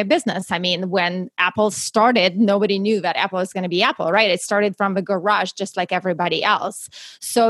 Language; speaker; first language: English; non-native, fluent; Russian